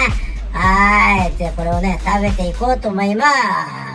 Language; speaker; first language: Japanese; native; Japanese